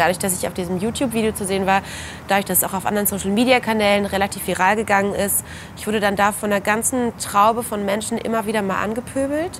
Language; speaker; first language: German; native; German